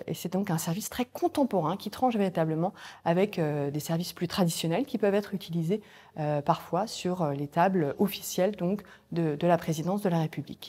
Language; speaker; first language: French; native; French